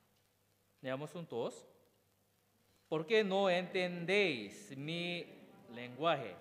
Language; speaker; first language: Spanish; non-native, learner; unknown